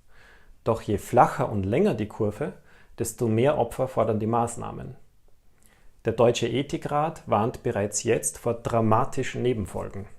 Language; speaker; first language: German; native; German